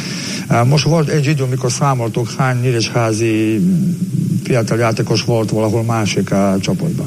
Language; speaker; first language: Hungarian; non-native, learner; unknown